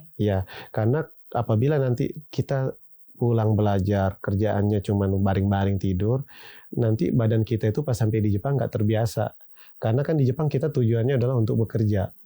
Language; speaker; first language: Indonesian; native; Indonesian